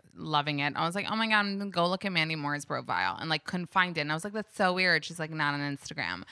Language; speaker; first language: English; early bilingual, other home language; Hebrew